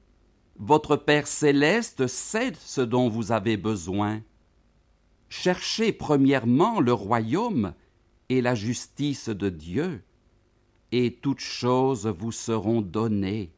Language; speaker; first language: French; native; French